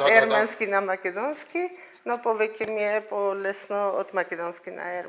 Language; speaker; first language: Macedonian; non-native, fluent; Armenian